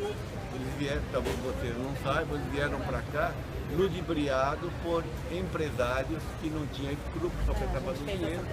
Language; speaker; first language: Portuguese; early bilingual, other home language; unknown